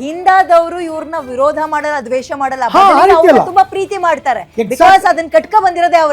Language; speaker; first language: Kannada; native; Kannada